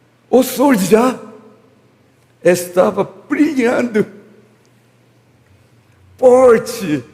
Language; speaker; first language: Portuguese; non-native, learner; Korean